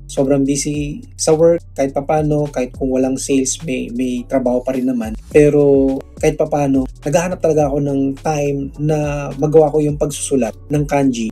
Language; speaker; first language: Filipino; non-native, local second language; Cebuano